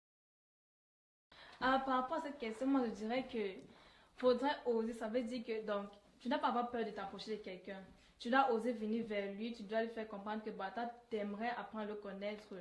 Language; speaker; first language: French; non-native, local second language; Sango